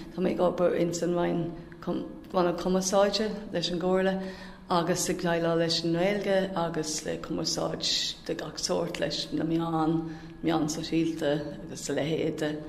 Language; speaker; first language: Irish; non-native, local second language; English